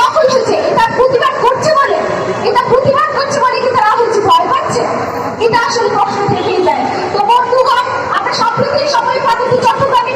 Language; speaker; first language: Bangla; non-native, local second language; Chakma